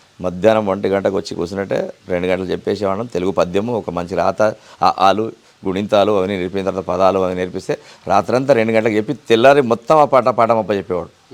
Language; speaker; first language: Telugu; non-native, local second language; Urdu